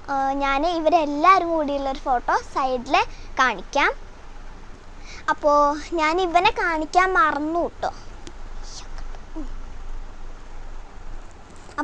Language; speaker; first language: Malayalam; native; Malayalam